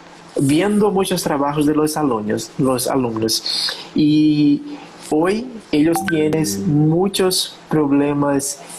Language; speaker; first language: Spanish; non-native, learner; Portuguese